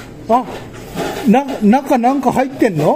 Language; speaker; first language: Japanese; native; Japanese